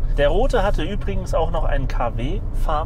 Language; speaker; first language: German; native; German